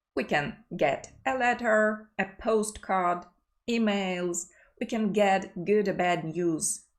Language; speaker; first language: English; non-native, fluent; Ukrainian